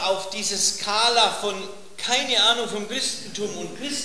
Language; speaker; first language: German; native; German